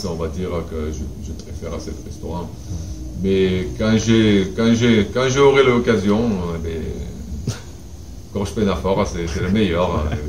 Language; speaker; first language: French; non-native, fluent; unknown